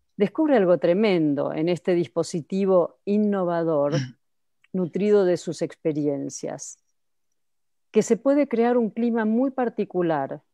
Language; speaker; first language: Spanish; native; Spanish